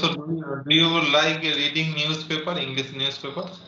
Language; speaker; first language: English; non-native, learner; Bangla